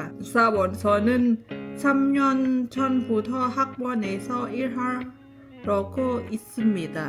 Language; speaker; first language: Korean; non-native, learner; Lao